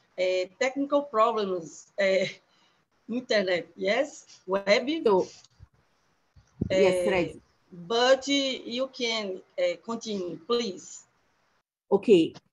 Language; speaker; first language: English; non-native, learner; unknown